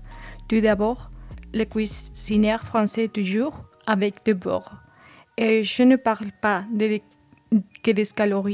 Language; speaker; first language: French; non-native, fluent; Spanish